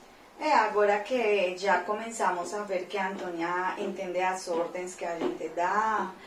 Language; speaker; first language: Portuguese; non-native, fluent; Spanish